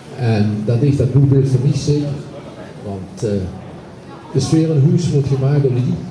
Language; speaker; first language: Dutch; native; Dutch